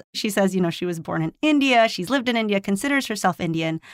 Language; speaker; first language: English; non-native, local second language; Filipino